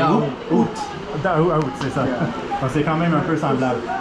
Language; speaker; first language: French; non-native, local second language; English